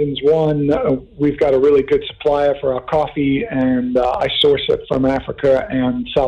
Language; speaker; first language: English; native; English